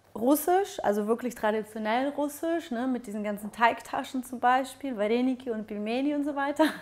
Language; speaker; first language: German; early bilingual, other home language; Russian